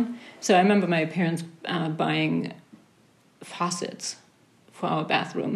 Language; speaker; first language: English; non-native, fluent; German